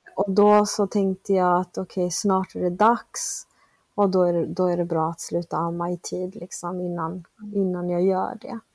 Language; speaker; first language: Swedish; early bilingual, other home language; Spanish